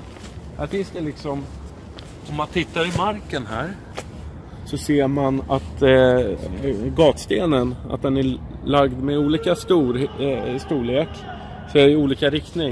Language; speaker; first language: Swedish; native; Swedish